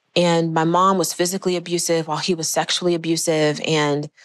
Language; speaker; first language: English; native; English